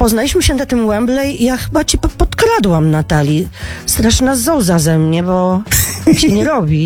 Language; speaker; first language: Polish; native; Polish